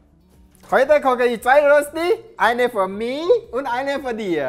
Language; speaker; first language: German; non-native, learner; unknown